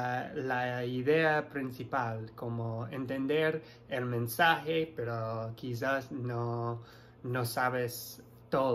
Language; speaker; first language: Spanish; non-native, fluent; English